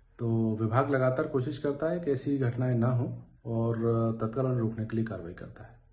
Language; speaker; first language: Hindi; native; Hindi